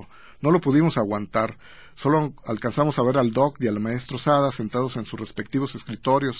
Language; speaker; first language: Spanish; native; Spanish